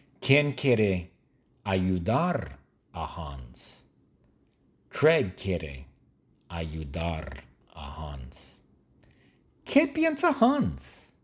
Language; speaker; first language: Spanish; non-native, fluent; English